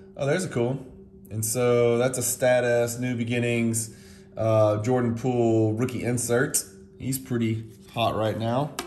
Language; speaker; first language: English; native; English